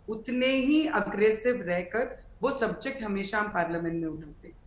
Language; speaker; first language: Hindi; non-native, local second language; Marathi